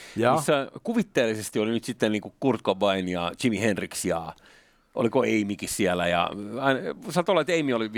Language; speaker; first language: Finnish; native; Finnish